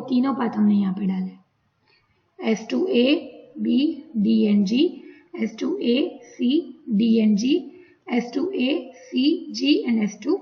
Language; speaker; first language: Hindi; non-native, local second language; Gujarati